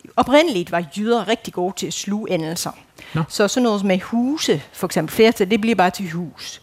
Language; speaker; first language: Danish; non-native, fluent; Dutch